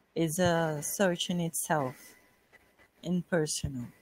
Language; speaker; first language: English; non-native, fluent; Portuguese